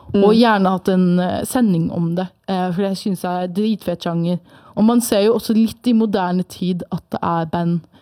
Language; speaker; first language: Norwegian; early bilingual, other home language; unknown